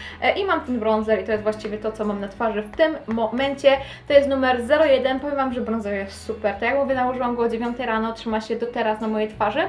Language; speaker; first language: Polish; native; Polish